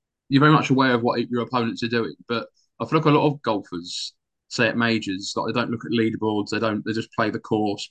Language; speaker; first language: English; native; English